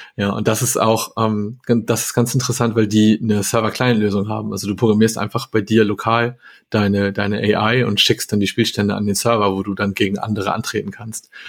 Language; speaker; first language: German; native; German